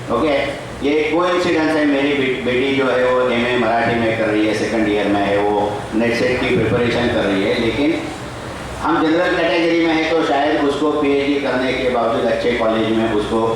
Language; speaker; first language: Hindi; non-native, local second language; Marathi